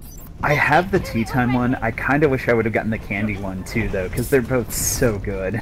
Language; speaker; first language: English; native; English